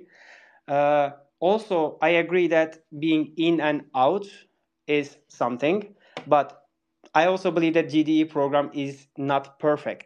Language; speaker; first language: English; non-native, fluent; Turkish